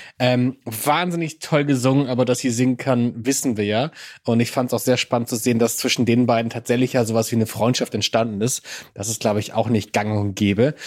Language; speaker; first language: German; native; German